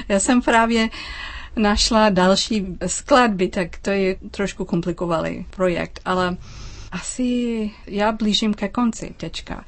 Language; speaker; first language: Czech; non-native, learner; English